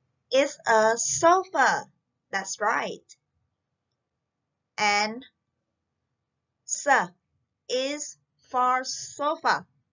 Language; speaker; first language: English; non-native, fluent; Vietnamese